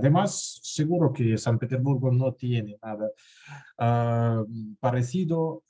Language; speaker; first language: Spanish; non-native, fluent; Russian